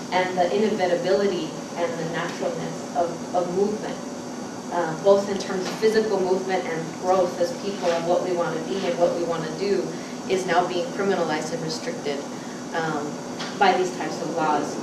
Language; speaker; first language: English; native; English